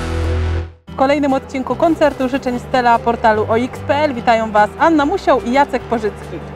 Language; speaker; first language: Polish; native; Polish